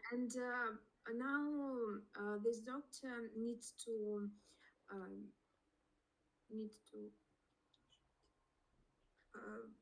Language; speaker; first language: English; non-native, learner; Russian